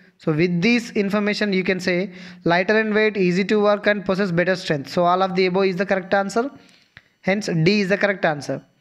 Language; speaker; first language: English; non-native, local second language; Telugu